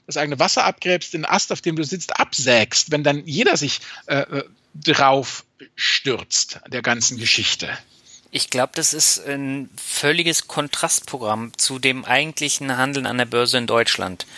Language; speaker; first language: German; native; German